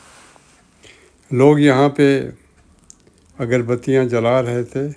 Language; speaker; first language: Urdu; native; Urdu